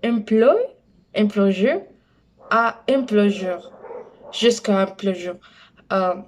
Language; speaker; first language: French; non-native, learner; Spanish